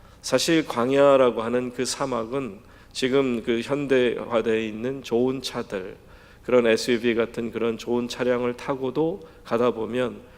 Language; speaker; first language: Korean; native; Korean